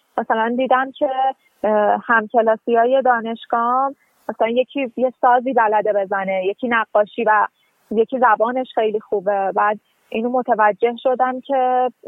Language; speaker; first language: Persian; native; Persian